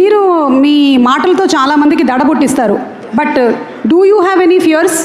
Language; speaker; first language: Telugu; native; Telugu